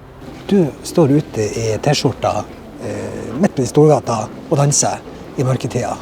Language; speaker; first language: Norwegian; native; Norwegian